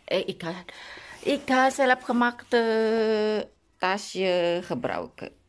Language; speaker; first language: Dutch; non-native, learner; Indonesian